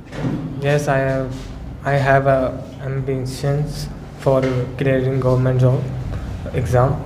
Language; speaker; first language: English; non-native, learner; Hindi